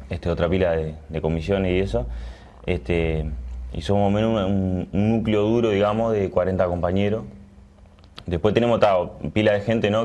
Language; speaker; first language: Spanish; native; Spanish